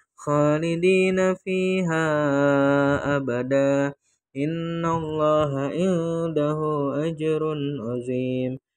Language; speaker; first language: Arabic; non-native, fluent; Indonesian